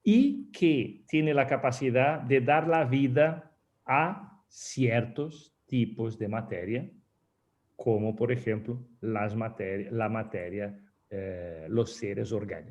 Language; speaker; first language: Spanish; non-native, fluent; Portuguese